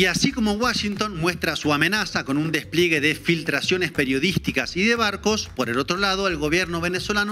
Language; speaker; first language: Spanish; native; Spanish